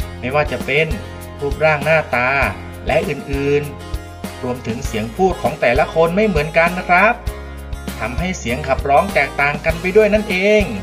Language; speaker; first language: Thai; native; Thai